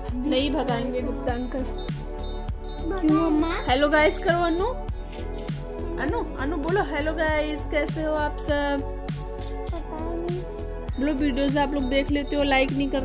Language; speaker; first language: Hindi; native; Hindi